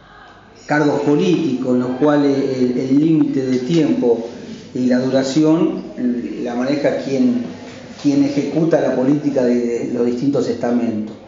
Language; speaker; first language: Spanish; native; Spanish